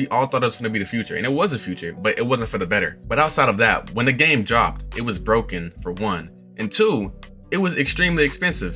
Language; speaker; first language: English; native; English